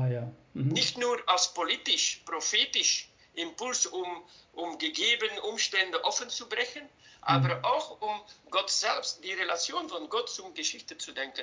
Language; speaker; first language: German; non-native, fluent; Dutch